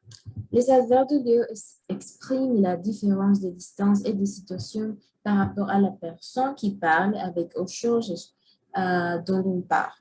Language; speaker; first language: French; non-native, learner; Spanish